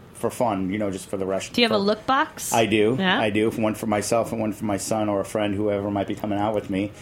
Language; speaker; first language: English; native; English